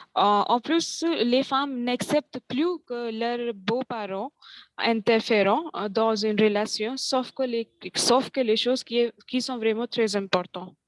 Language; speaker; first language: French; non-native, learner; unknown